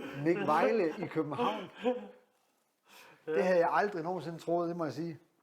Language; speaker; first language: Danish; native; Danish